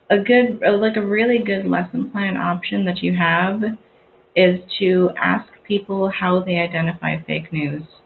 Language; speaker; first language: English; native; English